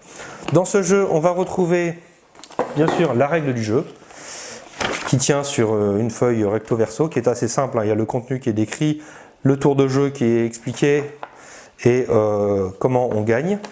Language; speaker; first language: French; native; French